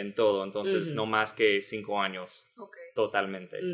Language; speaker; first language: Spanish; non-native, learner; English